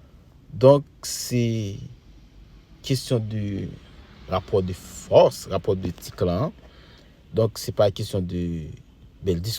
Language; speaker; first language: French; non-native, local second language; Haitian Creole